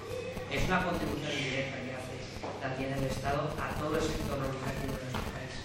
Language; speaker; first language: Spanish; native; Spanish